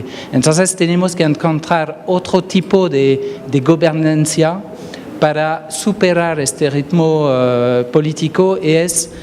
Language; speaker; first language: Spanish; non-native, fluent; French